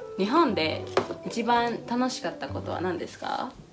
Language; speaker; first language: Japanese; native; Japanese